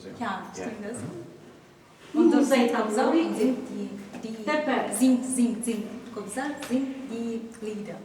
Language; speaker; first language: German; non-native, learner; Ukrainian